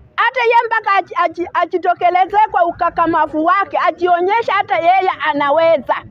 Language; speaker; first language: Swahili; non-native, local second language; Luyia